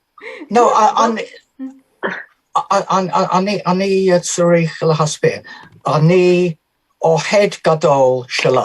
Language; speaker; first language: Hebrew; non-native, learner; English